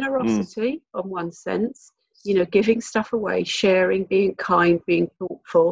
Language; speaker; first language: English; native; English